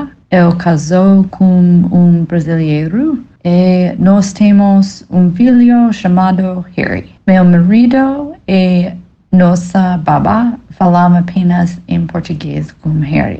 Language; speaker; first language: Portuguese; non-native, learner; English